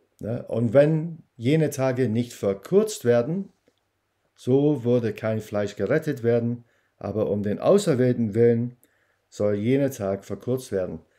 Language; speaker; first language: German; non-native, fluent; English